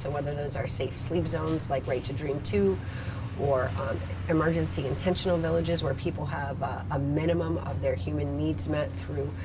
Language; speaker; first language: English; native; English